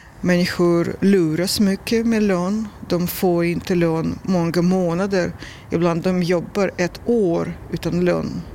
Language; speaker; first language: Swedish; non-native, learner; Russian